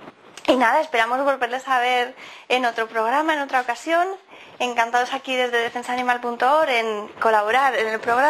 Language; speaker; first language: Spanish; native; Spanish